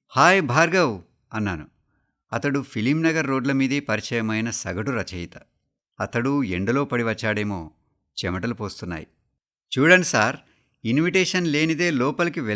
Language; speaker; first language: Telugu; native; Telugu